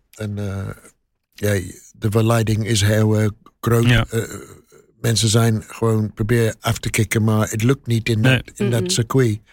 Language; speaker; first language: Dutch; non-native, learner; English